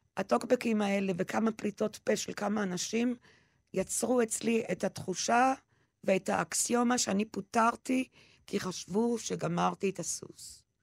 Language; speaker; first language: Hebrew; non-native, local second language; French